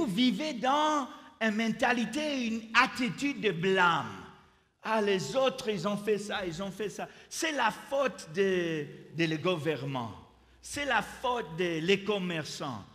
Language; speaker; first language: French; non-native, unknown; English